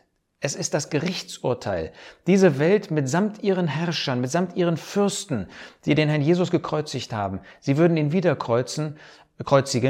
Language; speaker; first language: German; native; German